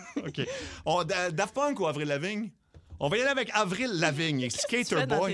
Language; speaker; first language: French; native; French